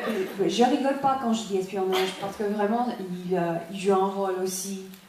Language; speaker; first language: French; non-native, fluent; English